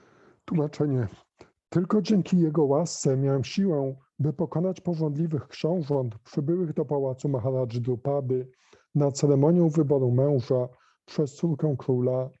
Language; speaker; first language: Polish; native; Polish